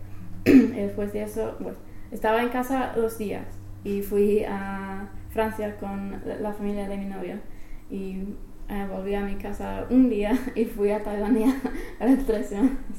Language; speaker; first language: Spanish; non-native, fluent; English